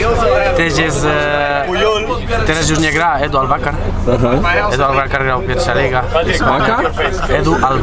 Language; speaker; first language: Polish; non-native, learner; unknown